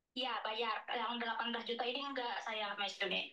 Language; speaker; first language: Indonesian; native; Indonesian